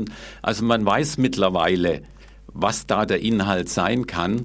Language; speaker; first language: German; native; German